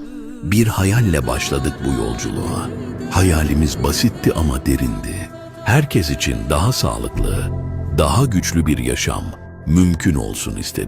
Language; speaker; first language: Turkish; native; Turkish